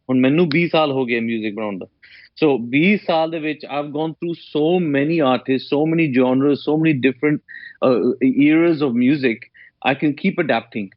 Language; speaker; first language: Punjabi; early bilingual, heritage; Punjabi